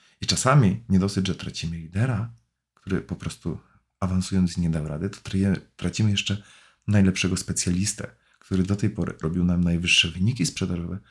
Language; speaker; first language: Polish; native; Polish